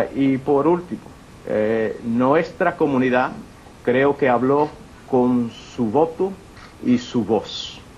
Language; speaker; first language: Spanish; early bilingual, heritage; Spanish